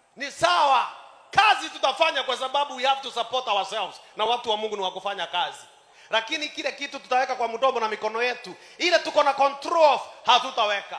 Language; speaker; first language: Swahili; non-native, local second language; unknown